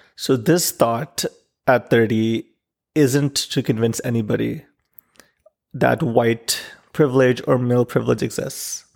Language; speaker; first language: English; non-native, local second language; Urdu